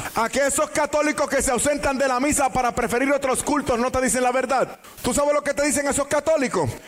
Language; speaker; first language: Spanish; native; Spanish